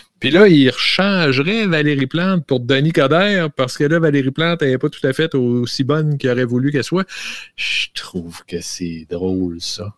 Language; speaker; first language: French; native; French